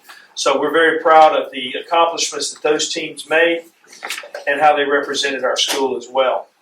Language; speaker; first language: English; native; English